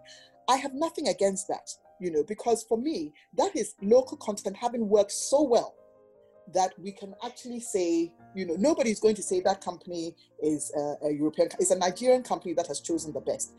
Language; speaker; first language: English; non-native, local second language; Akan